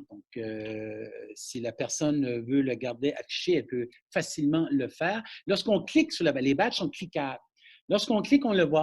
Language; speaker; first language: French; native; French